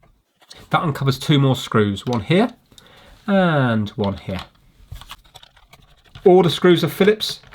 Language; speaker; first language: English; native; English